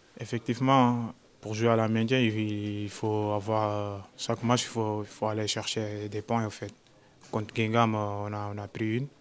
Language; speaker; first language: French; non-native, local second language; Wolof